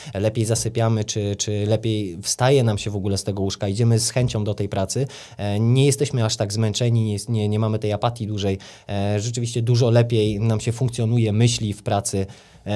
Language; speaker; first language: Polish; native; Polish